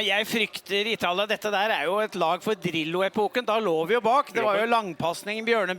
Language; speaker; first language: Norwegian; native; Norwegian